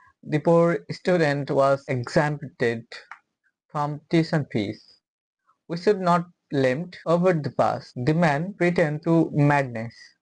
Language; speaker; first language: English; non-native, local second language; Bangla